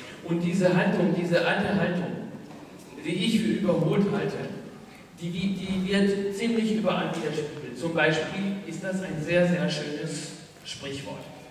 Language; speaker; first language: German; non-native, fluent; French